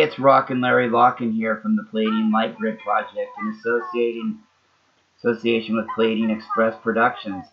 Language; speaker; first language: English; native; English